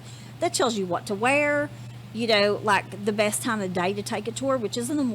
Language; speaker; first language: English; native; English